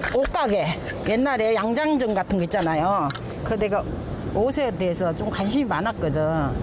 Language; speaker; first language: Korean; native; Korean